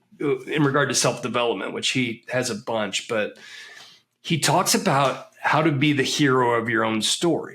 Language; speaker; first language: English; native; English